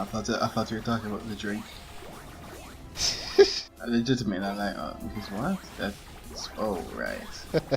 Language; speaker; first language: English; native; English